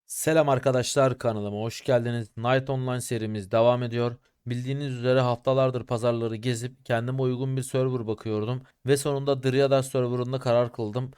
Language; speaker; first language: Turkish; native; Turkish